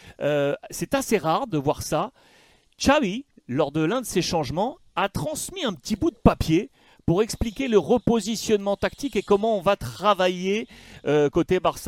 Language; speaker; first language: French; native; French